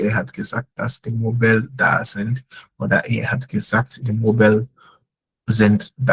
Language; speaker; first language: German; non-native, fluent; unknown